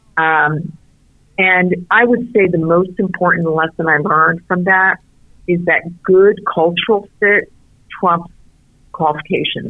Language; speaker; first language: English; early bilingual, other home language; Arabic